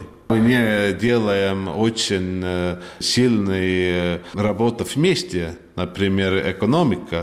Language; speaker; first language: Russian; non-native, learner; Estonian